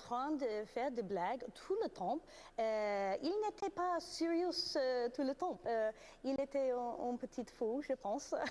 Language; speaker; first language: French; non-native, learner; English